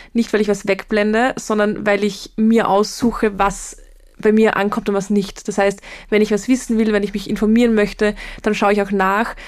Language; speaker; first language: German; native; German